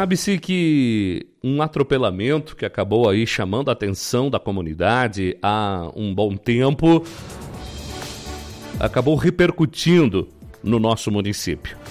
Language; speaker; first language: Portuguese; native; Portuguese